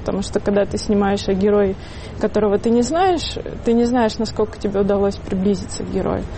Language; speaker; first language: Russian; native; Russian